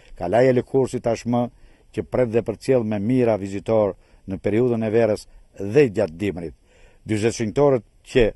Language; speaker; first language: Albanian; native; Albanian